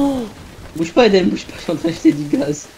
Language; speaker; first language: French; native; French